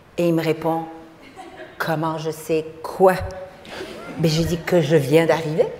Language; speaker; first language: French; native; French